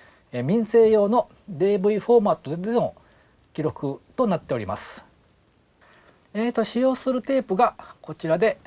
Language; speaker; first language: Japanese; native; Japanese